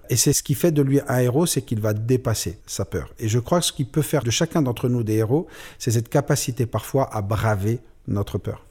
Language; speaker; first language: French; native; French